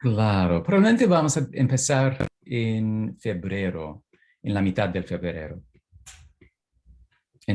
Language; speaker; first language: Spanish; non-native, fluent; English